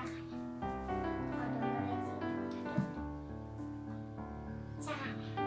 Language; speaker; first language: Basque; non-native, local second language; Spanish